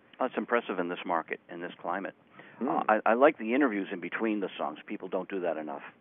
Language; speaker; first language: English; native; English